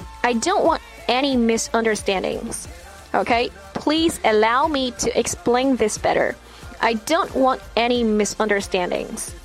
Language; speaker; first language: English; non-native, fluent; Chinese